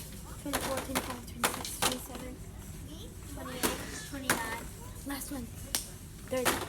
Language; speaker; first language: English; native; English